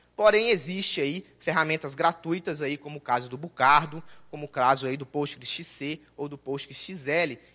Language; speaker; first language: Portuguese; native; Portuguese